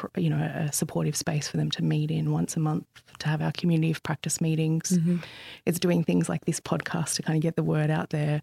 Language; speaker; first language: English; native; English